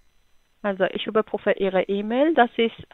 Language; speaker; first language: German; non-native, fluent; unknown